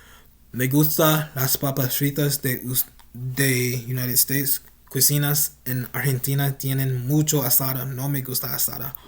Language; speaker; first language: Spanish; non-native, learner; English